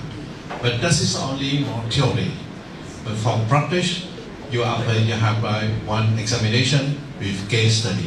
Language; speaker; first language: English; non-native, local second language; Vietnamese